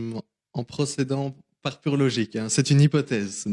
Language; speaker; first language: French; native; French